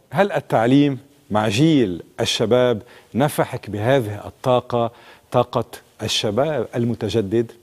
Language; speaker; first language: Arabic; native; Arabic